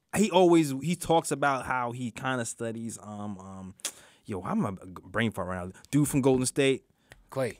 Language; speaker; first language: English; native; English